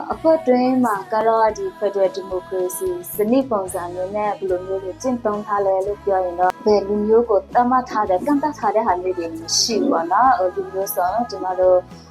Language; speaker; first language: Burmese; non-native, local second language; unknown